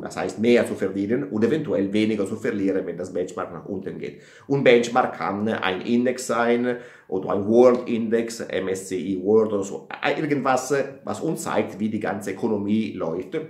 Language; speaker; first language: German; non-native, fluent; Italian